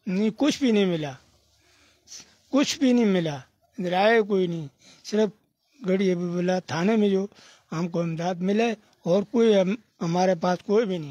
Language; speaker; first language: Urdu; non-native, local second language; Northern Hindko